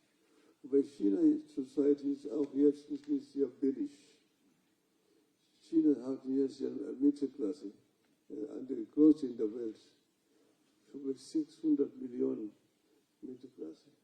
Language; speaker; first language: German; non-native, fluent; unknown